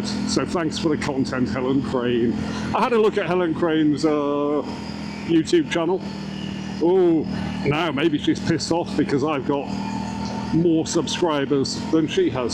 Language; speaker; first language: English; native; English